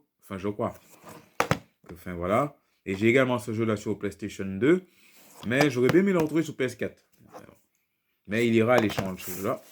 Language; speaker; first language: French; native; French